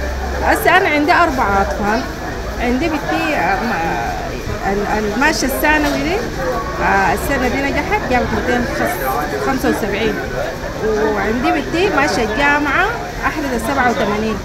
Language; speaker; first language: Arabic; native; Arabic